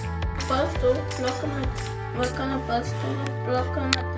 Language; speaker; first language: Dutch; non-native, learner; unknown